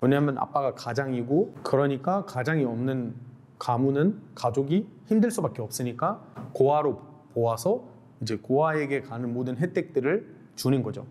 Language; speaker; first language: Korean; non-native, fluent; Arabic